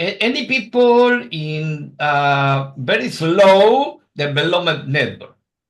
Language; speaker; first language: English; non-native, learner; Spanish